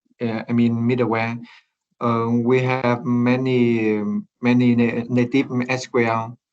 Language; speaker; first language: English; non-native, learner; Vietnamese